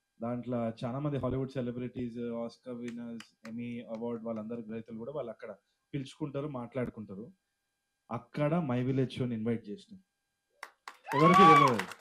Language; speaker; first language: Telugu; native; Telugu